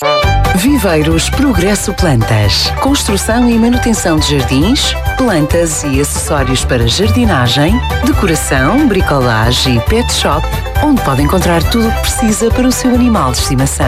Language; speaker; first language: Portuguese; native; Portuguese